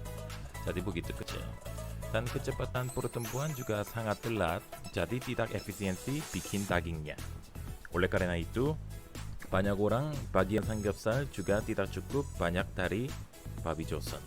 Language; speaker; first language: Indonesian; non-native, fluent; Korean